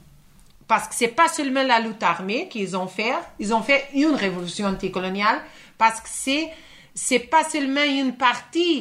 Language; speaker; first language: French; non-native, fluent; Portuguese